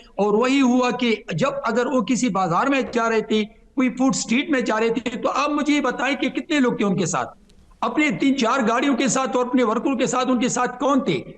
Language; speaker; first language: Urdu; non-native, local second language; Pashto